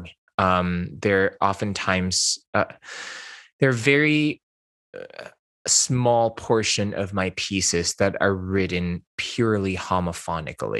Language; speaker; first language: English; non-native, local second language; Min Nan Chinese